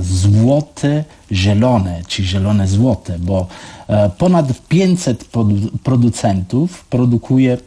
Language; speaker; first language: Polish; non-native, learner; Italian